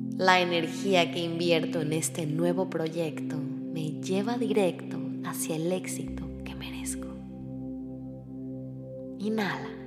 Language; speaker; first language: Spanish; native; Spanish